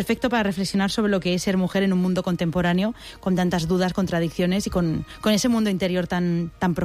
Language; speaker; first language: Spanish; native; Spanish